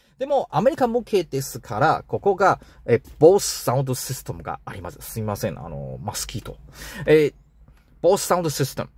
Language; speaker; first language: Japanese; non-native, learner; Chinese